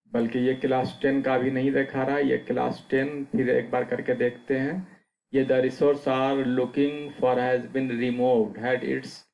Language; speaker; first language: Hindi; native; Hindi